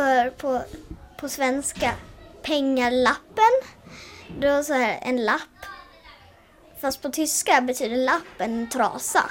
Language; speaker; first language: Swedish; early bilingual, heritage; Swedish